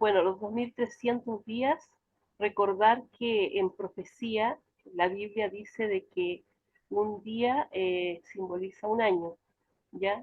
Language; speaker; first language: Spanish; native; Spanish